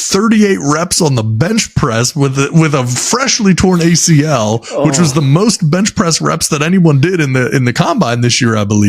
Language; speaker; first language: English; native; English